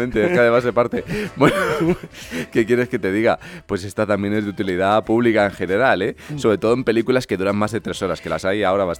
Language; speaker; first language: Spanish; native; Spanish